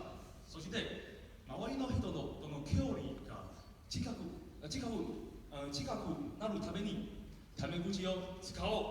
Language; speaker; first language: Japanese; non-native, learner; Min Nan Chinese